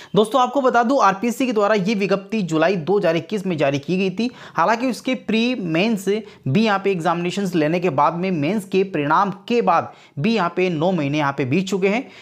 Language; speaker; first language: Hindi; native; Hindi